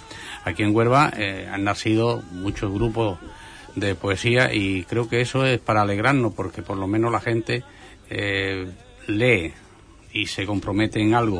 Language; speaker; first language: Spanish; native; Spanish